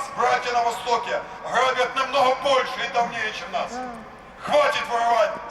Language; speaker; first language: Russian; non-native, local second language; Ukrainian